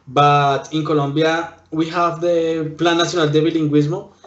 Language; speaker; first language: English; non-native, learner; Spanish